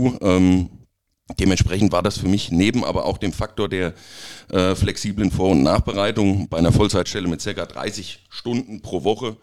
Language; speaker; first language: German; native; German